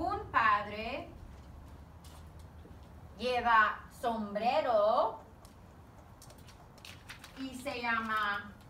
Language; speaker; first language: Spanish; non-native, fluent; English